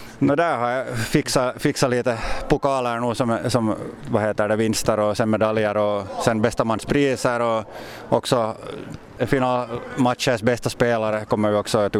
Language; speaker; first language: Swedish; native; Swedish